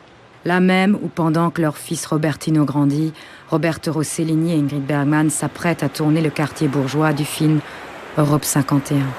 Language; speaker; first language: French; native; French